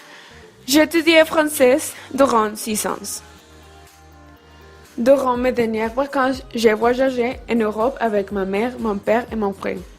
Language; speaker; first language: French; non-native, learner; Spanish